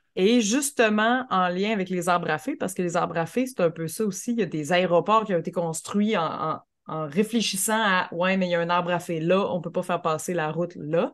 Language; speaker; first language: French; native; French